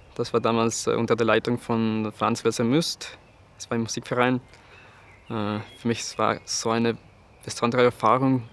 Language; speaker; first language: German; non-native, fluent; Spanish